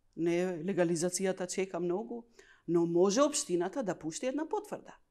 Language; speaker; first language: Macedonian; non-native, local second language; Albanian